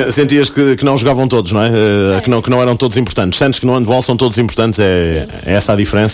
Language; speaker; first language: Portuguese; native; Portuguese